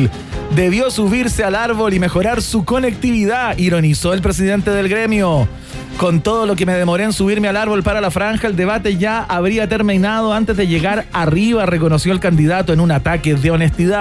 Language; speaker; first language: Spanish; native; Spanish